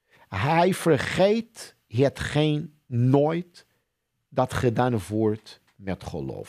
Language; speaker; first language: Dutch; non-native, fluent; Portuguese